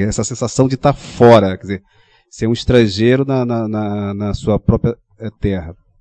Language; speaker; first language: Portuguese; native; Portuguese